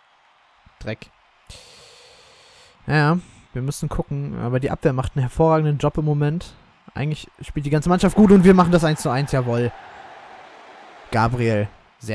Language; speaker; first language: German; native; German